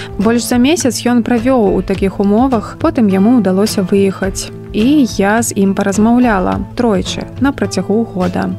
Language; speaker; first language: Belarusian; native; Belarusian